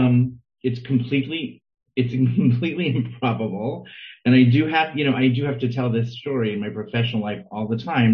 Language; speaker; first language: English; native; English